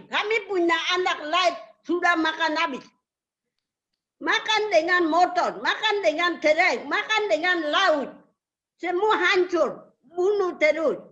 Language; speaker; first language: Indonesian; non-native, local second language; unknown